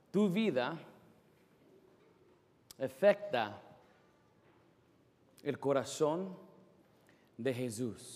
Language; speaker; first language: Spanish; non-native, fluent; English